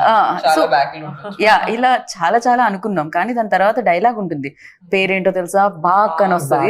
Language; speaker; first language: Telugu; native; Telugu